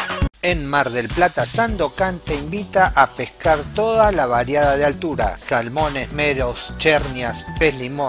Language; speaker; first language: Spanish; native; Spanish